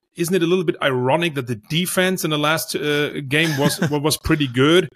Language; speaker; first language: English; non-native, fluent; German